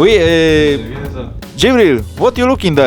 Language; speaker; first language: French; non-native, learner; Polish